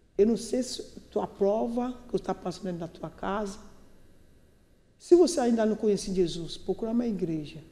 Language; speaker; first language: Portuguese; non-native, learner; Yoruba